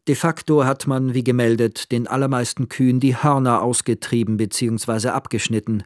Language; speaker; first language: German; native; German